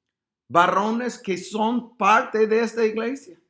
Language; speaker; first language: Spanish; non-native, fluent; English